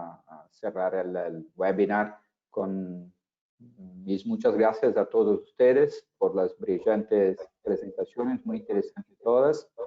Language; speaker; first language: Spanish; non-native, fluent; Portuguese